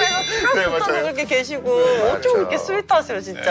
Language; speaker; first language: Korean; native; Korean